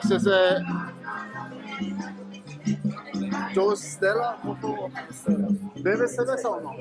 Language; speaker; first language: Spanish; non-native, learner; German